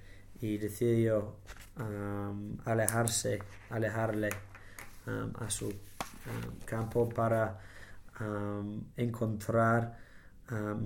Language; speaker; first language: Spanish; non-native, learner; English